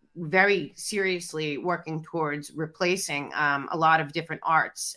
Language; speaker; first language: English; native; English